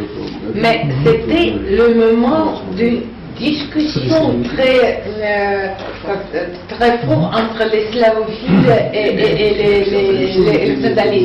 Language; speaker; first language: French; non-native, learner; Russian